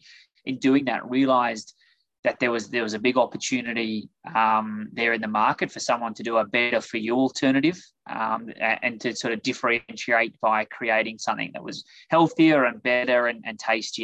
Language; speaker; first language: English; native; English